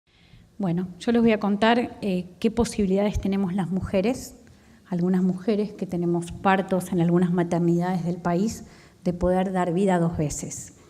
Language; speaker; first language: Spanish; native; Spanish